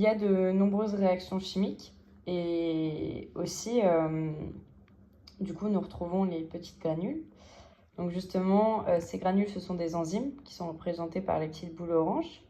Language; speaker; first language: French; native; French